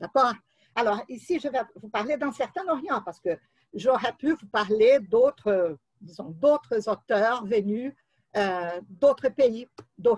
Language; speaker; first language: French; non-native, fluent; Portuguese